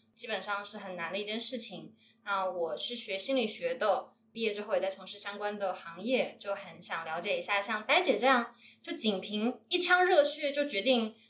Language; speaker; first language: Chinese; native; Chinese